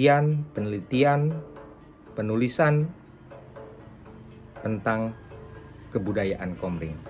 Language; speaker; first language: Indonesian; non-native, local second language; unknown